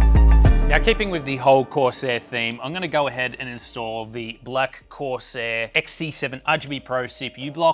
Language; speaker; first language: English; native; English